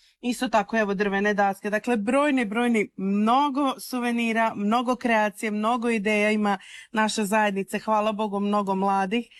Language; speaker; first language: Croatian; native; Croatian